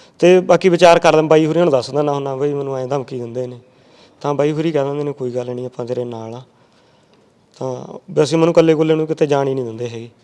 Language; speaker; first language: Punjabi; native; Punjabi